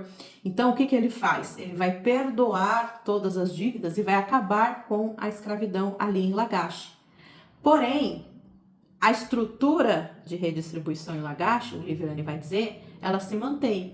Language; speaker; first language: Portuguese; native; Portuguese